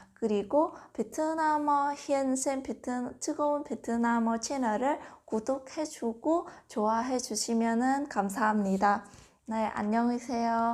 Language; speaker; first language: Korean; non-native, fluent; Vietnamese